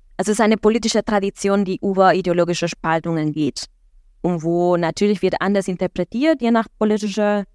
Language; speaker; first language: German; non-native, fluent; Spanish